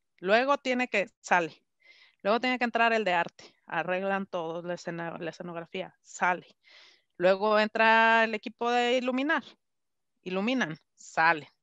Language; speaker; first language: Spanish; native; Spanish